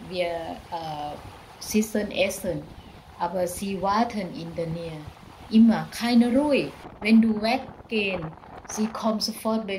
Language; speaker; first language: German; non-native, learner; Thai